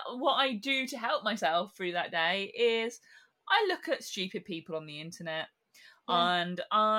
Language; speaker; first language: English; native; English